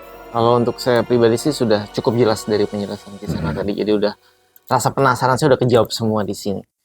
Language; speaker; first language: Indonesian; native; Indonesian